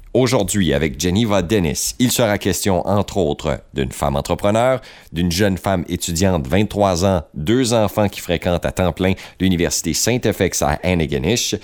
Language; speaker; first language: French; native; French